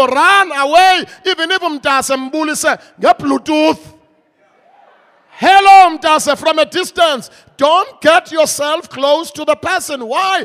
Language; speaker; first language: English; non-native, local second language; Xhosa